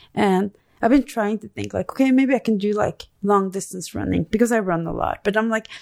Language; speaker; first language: English; non-native, fluent; Norwegian